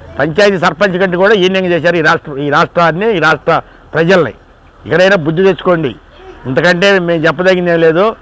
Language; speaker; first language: Telugu; native; Telugu